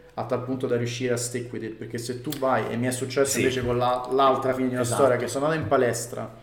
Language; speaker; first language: Italian; native; Italian